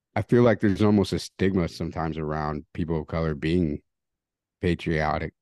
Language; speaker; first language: English; early bilingual, other home language; Spanish